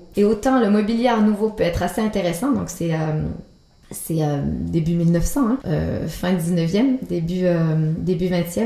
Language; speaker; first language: French; native; French